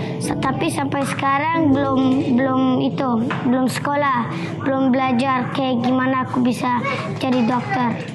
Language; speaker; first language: Indonesian; early bilingual, other home language; Persian